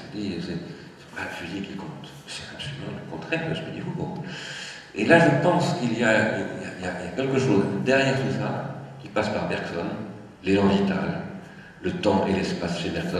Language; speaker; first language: French; native; French